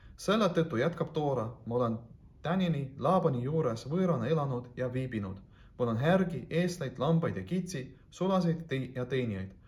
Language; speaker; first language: Estonian; non-native, local second language; Russian